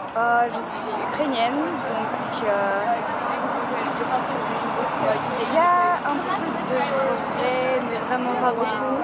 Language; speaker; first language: French; early bilingual, other home language; Ukrainian